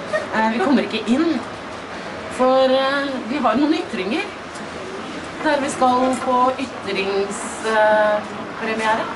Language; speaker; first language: Norwegian; native; Norwegian